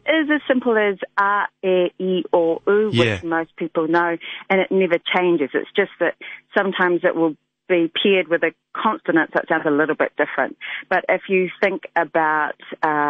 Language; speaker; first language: English; native; English